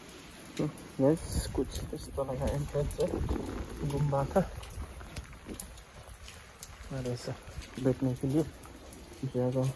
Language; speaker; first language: Hindi; non-native, local second language; Nepali